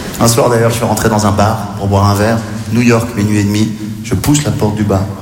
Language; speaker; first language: French; native; French